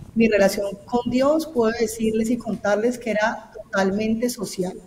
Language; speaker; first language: Spanish; native; Spanish